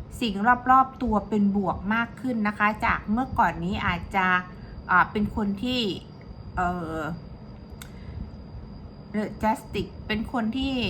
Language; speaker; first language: Thai; native; Thai